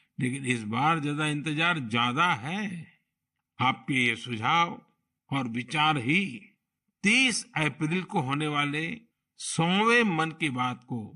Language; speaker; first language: Hindi; non-native, local second language; Gujarati